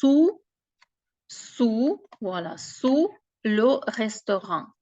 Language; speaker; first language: French; non-native, fluent; Ukrainian